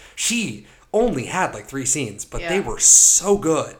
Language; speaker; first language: English; native; English